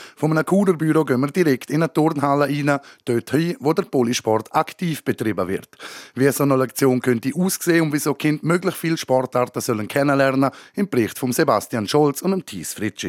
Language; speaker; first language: German; native; German